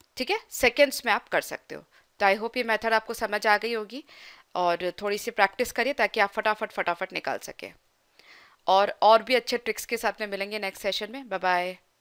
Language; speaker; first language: Hindi; native; Hindi